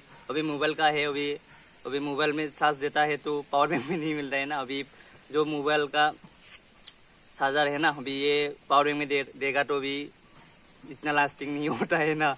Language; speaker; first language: Hindi; non-native, local second language; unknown